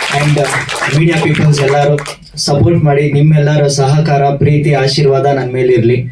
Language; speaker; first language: Kannada; native; Kannada